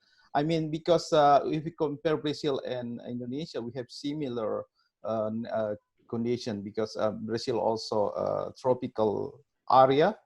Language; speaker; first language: English; non-native, learner; Indonesian